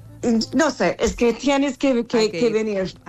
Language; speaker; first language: Spanish; non-native, fluent; English